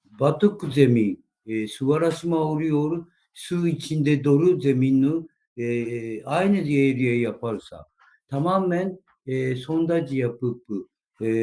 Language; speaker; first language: Turkish; non-native, learner; Japanese